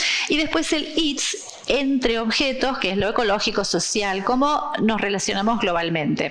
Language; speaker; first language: Spanish; non-native, fluent; Portuguese